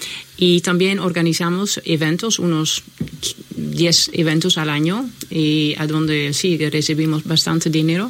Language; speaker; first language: Spanish; non-native, fluent; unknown